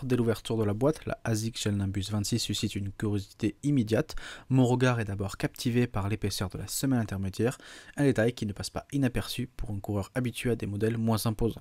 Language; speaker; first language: French; native; French